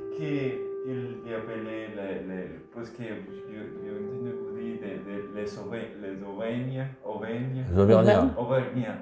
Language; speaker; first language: French; non-native, learner; Spanish